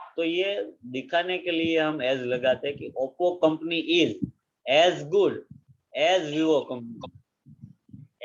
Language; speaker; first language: Hindi; non-native, local second language; Gujarati